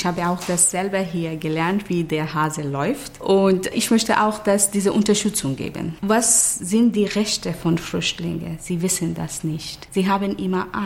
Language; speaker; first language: German; non-native, learner; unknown